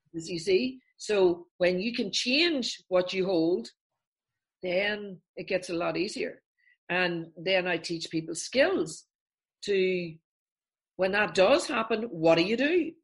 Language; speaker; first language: English; native; English